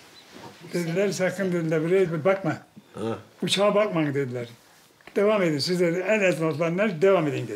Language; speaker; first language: Turkish; native; Turkish